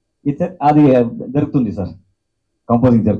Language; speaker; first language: Telugu; non-native, learner; Kannada